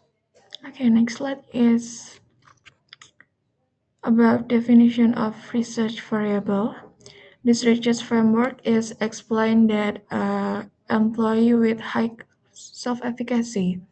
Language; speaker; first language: English; non-native, learner; Indonesian